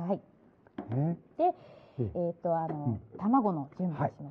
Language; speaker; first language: Japanese; native; Japanese